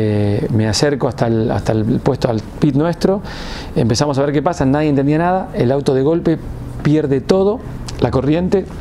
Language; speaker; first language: Spanish; native; Spanish